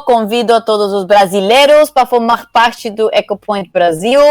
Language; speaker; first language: Portuguese; non-native, learner; Spanish